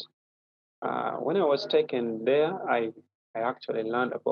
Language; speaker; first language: English; non-native, local second language; Acoli